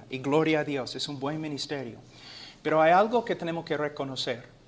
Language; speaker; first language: Spanish; non-native, fluent; English